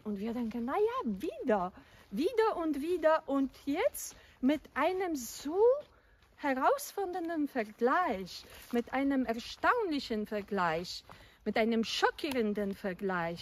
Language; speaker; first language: German; non-native, fluent; Polish